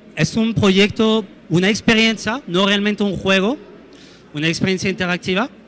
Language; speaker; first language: Spanish; non-native, fluent; French